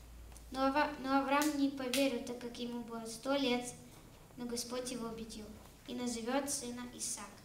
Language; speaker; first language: Russian; early bilingual, heritage; Russian